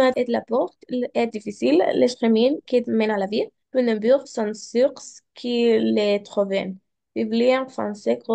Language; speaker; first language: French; non-native, learner; Spanish